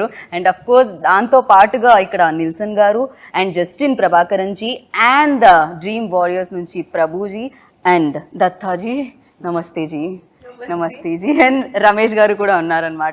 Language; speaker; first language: Telugu; native; Telugu